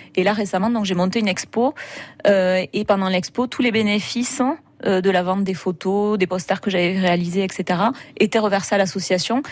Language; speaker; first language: French; native; French